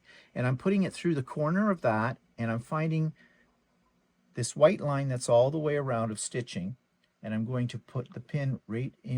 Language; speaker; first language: English; native; English